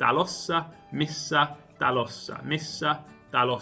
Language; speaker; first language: Finnish; non-native, learner; English